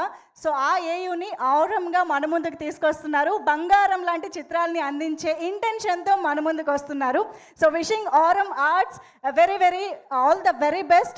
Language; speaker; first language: Telugu; native; Telugu